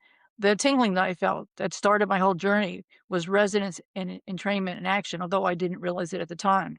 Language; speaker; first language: English; native; English